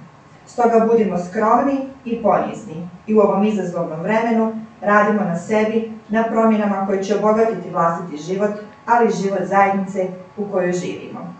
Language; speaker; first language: Croatian; native; Croatian